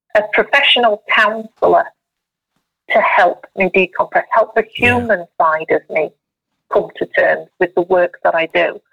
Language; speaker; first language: English; native; English